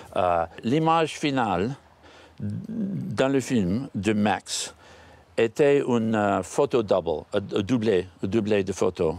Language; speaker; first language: French; non-native, learner; English